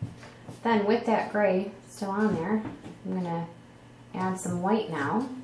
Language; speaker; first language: English; native; English